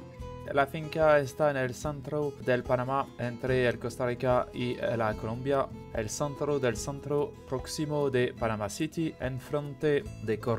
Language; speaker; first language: Spanish; non-native, learner; French